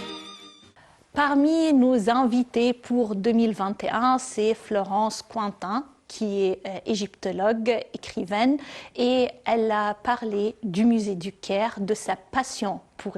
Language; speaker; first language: French; non-native, fluent; Arabic